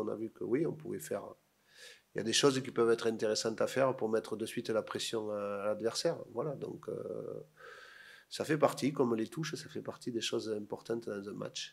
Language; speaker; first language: French; native; French